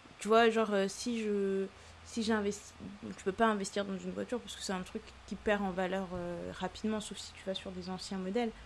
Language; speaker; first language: French; early bilingual, other home language; Lingala